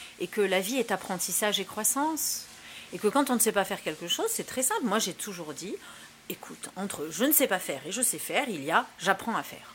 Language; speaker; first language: French; early bilingual, other home language; Spanish